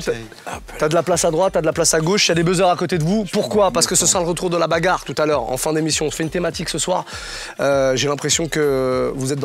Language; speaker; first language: French; native; French